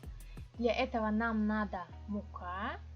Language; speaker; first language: Russian; non-native, fluent; Tajik